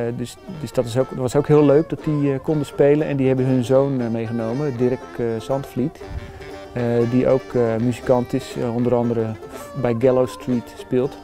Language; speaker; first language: Dutch; native; Dutch